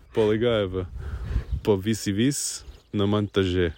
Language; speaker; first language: Russian; non-native, learner; English